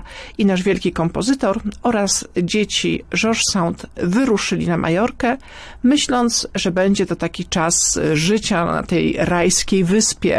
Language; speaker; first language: Polish; native; Polish